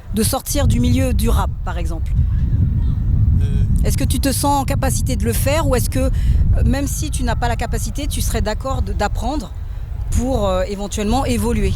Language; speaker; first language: French; native; French